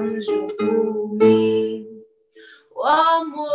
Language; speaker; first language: Portuguese; native; Portuguese